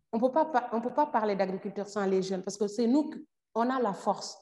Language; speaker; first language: French; non-native, local second language; Wolof